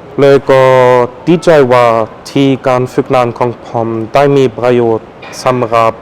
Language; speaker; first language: Thai; non-native, fluent; German